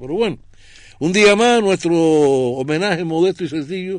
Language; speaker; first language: Spanish; native; Spanish